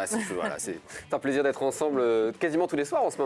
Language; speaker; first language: French; native; French